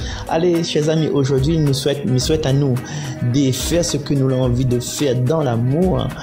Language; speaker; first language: French; non-native, learner; Réunion Creole French